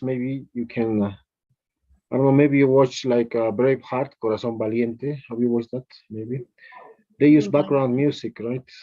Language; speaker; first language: English; non-native, fluent; Spanish